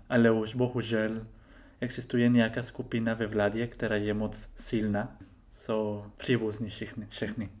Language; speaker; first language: Czech; non-native, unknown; Spanish